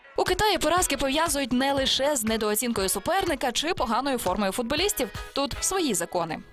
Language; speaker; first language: Ukrainian; native; Ukrainian